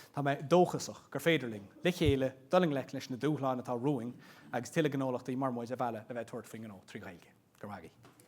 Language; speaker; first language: Irish; non-native, local second language; English